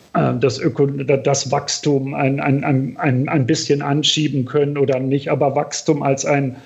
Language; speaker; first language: German; native; German